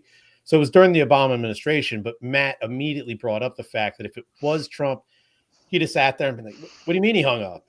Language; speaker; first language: English; native; English